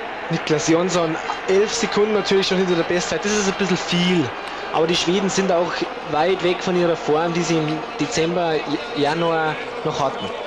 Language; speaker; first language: German; native; German